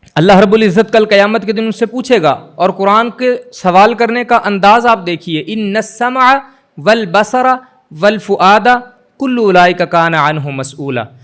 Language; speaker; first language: Urdu; non-native, local second language; Punjabi